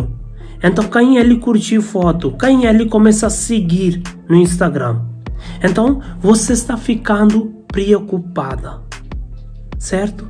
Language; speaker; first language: Portuguese; non-native, learner; Hindi